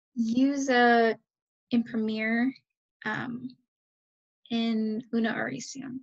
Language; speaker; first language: Spanish; non-native, learner; English